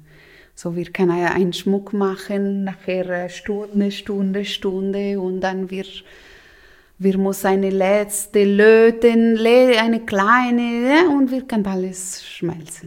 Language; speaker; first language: German; non-native, local second language; Italian